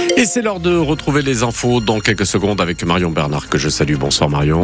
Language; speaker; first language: French; native; French